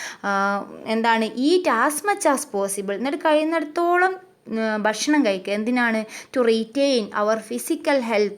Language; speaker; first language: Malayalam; native; Malayalam